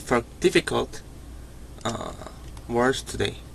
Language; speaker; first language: English; non-native, learner; Korean